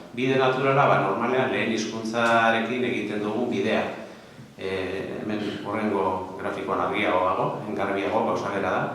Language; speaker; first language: Basque; non-native, local second language; Spanish